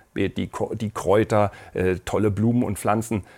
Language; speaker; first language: German; native; German